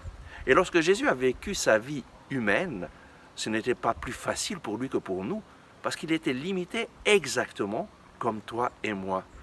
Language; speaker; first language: French; native; French